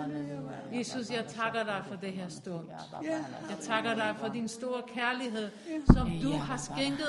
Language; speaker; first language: Danish; non-native, fluent; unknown